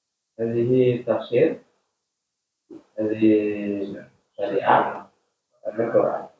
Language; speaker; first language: Arabic; non-native, fluent; Indonesian